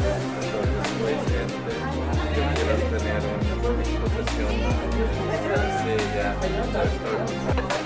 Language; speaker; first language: Spanish; non-native, learner; English